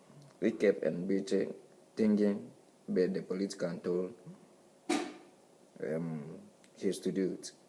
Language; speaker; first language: Dutch; non-native, learner; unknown